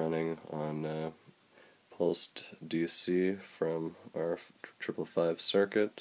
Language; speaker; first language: English; native; English